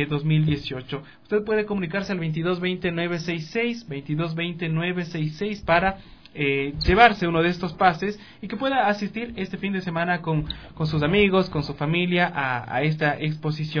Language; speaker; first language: Spanish; native; Spanish